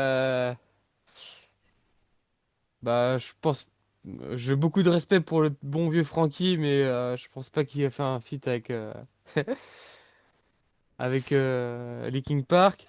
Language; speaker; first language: French; native; French